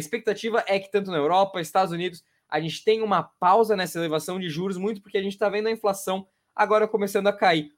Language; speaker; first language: Portuguese; native; Portuguese